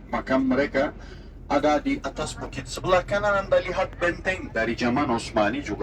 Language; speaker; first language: Indonesian; non-native, fluent; Turkish